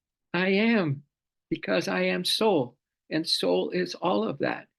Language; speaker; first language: English; native; English